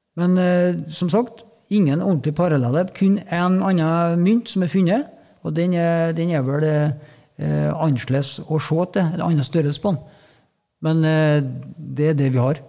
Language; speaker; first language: Norwegian; native; Norwegian